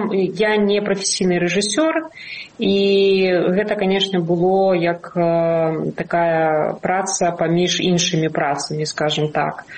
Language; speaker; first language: Belarusian; non-native, local second language; Russian